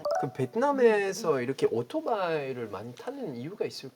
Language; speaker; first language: Korean; non-native, fluent; French